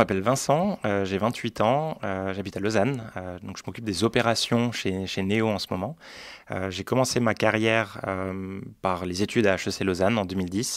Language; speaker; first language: French; native; French